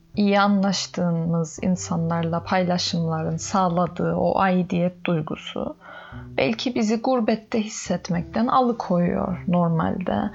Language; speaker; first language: Turkish; native; Turkish